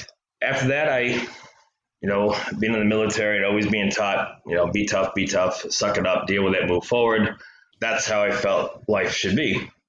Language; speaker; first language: English; native; English